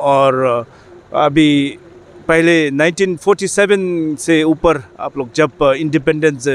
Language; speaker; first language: Hindi; non-native, fluent; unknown